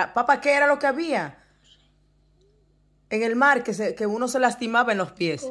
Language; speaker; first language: Spanish; native; Spanish